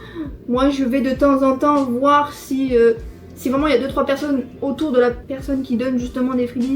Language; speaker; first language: French; native; French